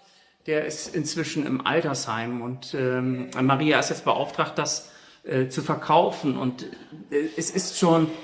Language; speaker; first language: German; native; German